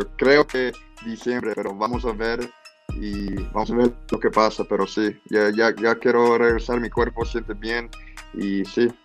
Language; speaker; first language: Spanish; early bilingual, heritage; English